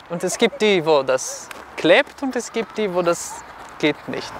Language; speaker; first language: German; non-native, fluent; Hebrew